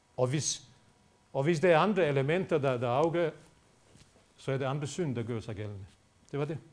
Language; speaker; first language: Danish; non-native, fluent; Bosnian